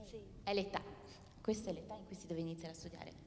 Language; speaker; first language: Italian; native; Italian